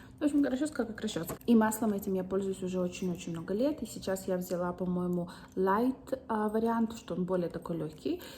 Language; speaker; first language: Russian; early bilingual, heritage; Russian